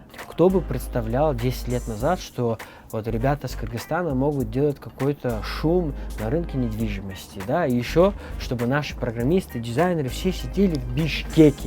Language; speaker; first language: Russian; non-native, local second language; Kyrgyz